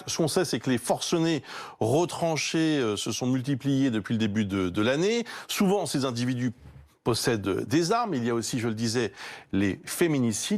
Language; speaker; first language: French; native; French